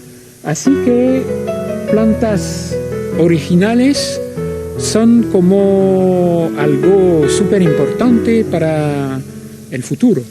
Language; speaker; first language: Spanish; non-native, fluent; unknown